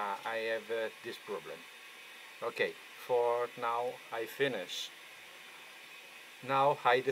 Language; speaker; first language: English; non-native, learner; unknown